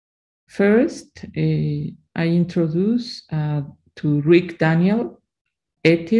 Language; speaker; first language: English; non-native, learner; Spanish